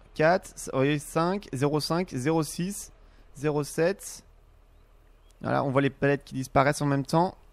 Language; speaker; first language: French; native; French